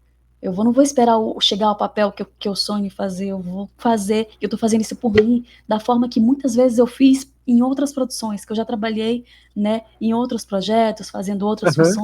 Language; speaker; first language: Portuguese; native; Portuguese